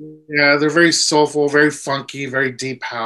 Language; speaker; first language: English; native; English